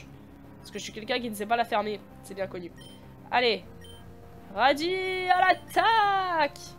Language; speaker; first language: French; native; French